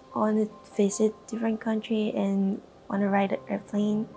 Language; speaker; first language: English; non-native, local second language; Iloko